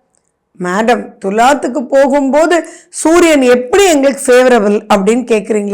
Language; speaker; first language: Tamil; native; Tamil